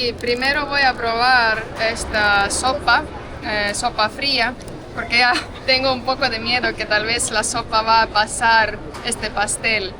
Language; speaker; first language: Spanish; non-native, fluent; Estonian